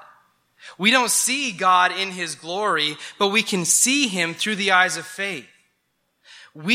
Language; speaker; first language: English; native; English